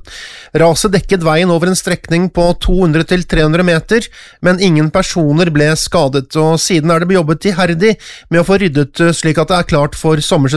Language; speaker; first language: Norwegian; native; Norwegian